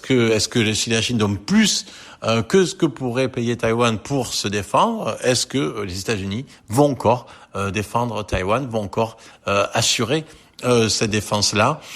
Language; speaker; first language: French; native; French